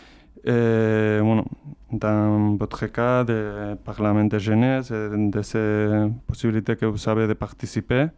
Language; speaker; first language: French; non-native, learner; Spanish